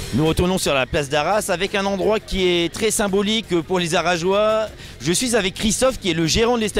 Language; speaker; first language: French; native; French